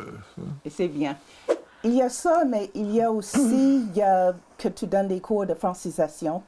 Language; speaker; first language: French; native; French